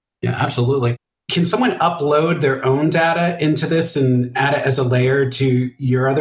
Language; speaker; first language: English; native; English